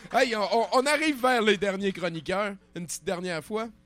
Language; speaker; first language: French; native; French